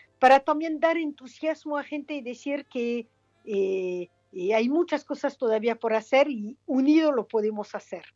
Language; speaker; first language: Spanish; non-native, fluent; French